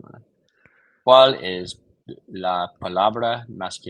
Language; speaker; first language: Spanish; non-native, learner; English